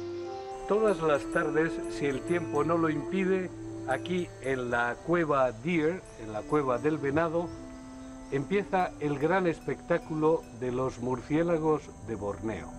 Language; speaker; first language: Spanish; native; Spanish